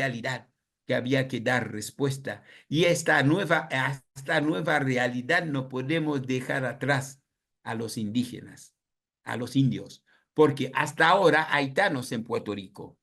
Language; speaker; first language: Spanish; non-native, fluent; Haitian Creole